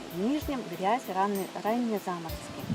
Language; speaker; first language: Russian; native; Russian